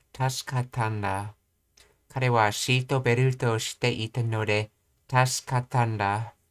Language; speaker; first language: Japanese; non-native, learner; English